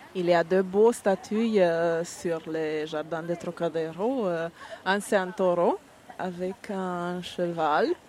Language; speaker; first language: French; non-native, learner; Hungarian